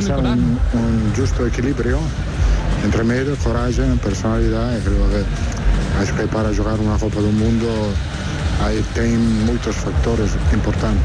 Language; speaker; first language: Portuguese; non-native, learner; Italian